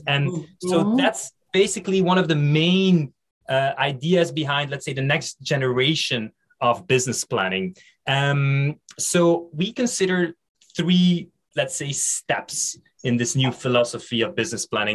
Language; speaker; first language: English; non-native, fluent; Dutch